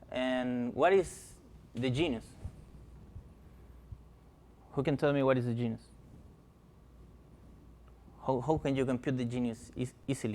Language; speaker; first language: English; non-native, fluent; Spanish